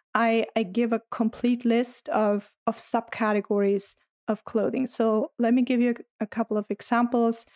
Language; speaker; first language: English; non-native, fluent; German